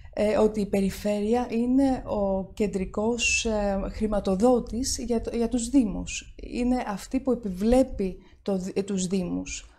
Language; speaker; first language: Greek; early bilingual, heritage; Swedish